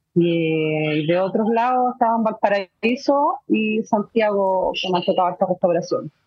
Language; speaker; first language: Spanish; native; Spanish